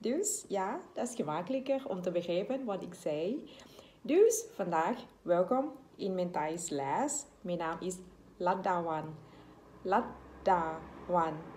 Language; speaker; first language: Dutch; non-native, learner; Thai